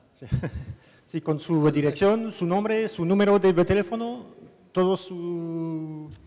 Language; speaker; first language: Spanish; non-native, learner; French